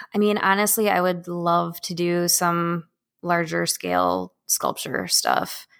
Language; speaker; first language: English; native; English